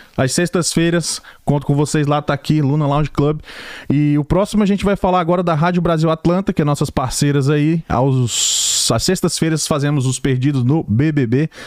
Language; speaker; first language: Portuguese; native; Portuguese